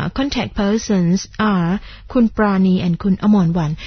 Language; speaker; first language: English; non-native, fluent; Thai